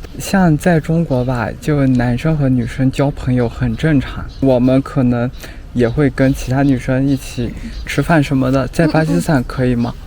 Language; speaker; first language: Chinese; native; Chinese